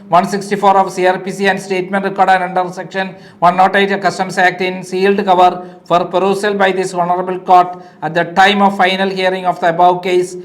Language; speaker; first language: English; non-native, local second language; Malayalam